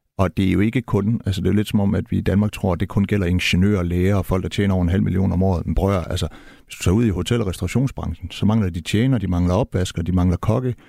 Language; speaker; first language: Danish; native; Danish